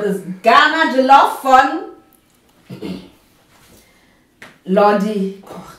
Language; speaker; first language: German; non-native, fluent; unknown